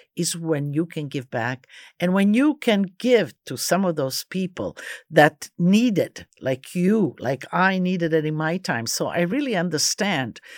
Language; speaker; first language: English; early bilingual, other home language; Croatian